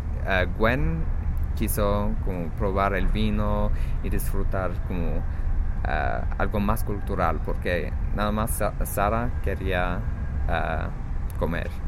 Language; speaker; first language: Spanish; non-native, fluent; English